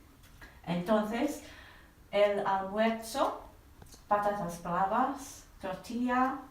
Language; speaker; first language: Spanish; non-native, learner; English